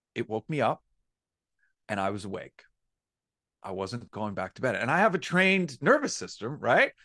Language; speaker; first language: English; native; English